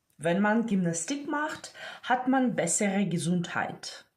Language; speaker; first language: German; non-native, fluent; Ukrainian